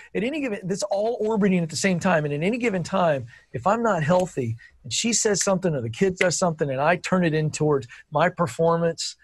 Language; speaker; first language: English; native; English